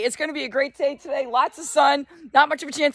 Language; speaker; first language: English; native; English